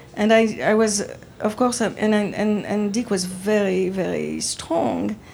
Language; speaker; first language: English; non-native, fluent; French